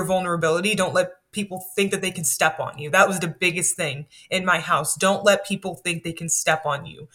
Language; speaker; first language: English; native; English